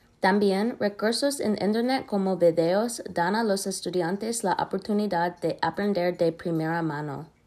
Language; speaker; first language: Spanish; non-native, learner; English